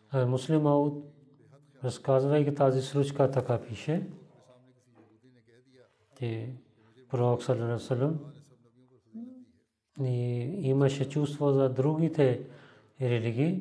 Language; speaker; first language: Bulgarian; non-native, learner; Urdu